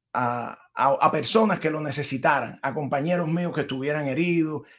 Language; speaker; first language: Spanish; native; Spanish